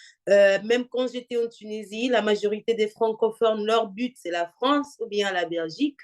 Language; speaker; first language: French; non-native, fluent; Portuguese